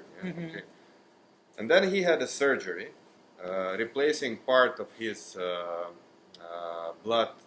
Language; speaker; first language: English; non-native, fluent; Russian